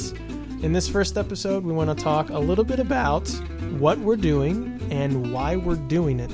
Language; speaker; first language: English; native; English